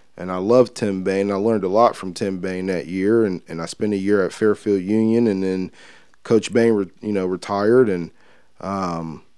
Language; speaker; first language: English; native; English